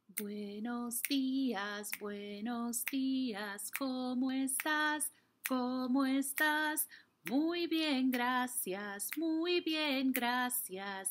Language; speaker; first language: Spanish; non-native, fluent; English